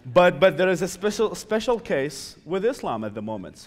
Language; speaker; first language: English; non-native, fluent; Arabic